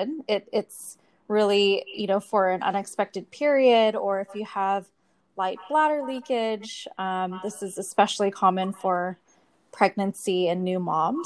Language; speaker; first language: English; native; English